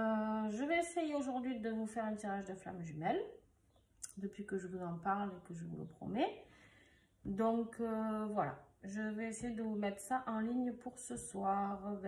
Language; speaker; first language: French; native; French